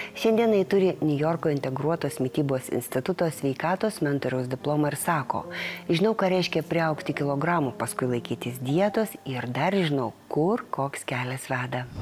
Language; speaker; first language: Lithuanian; native; Lithuanian